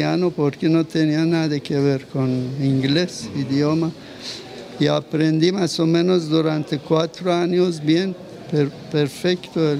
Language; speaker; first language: Spanish; non-native, fluent; Persian